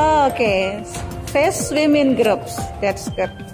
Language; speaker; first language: English; non-native, fluent; Indonesian